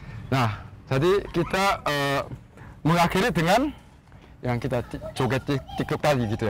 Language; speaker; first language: Indonesian; non-native, fluent; Korean